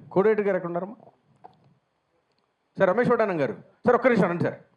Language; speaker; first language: Telugu; native; Telugu